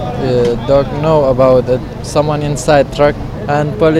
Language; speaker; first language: English; non-native, learner; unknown